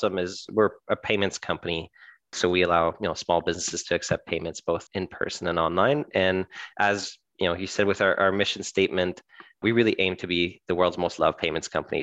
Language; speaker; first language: English; early bilingual, other home language; French